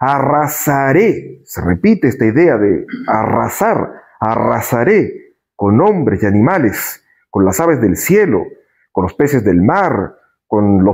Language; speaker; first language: Spanish; native; Spanish